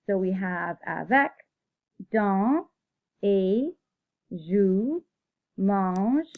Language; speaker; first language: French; non-native, fluent; English